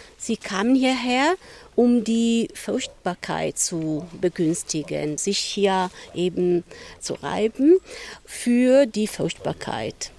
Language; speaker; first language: German; non-native, fluent; Italian